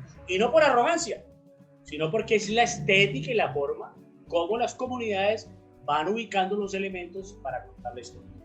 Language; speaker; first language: Spanish; native; Spanish